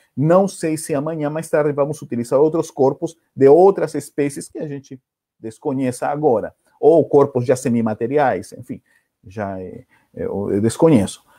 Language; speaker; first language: Portuguese; non-native, fluent; Spanish